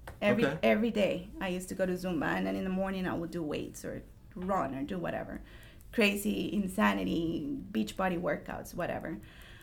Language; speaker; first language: English; non-native, fluent; Spanish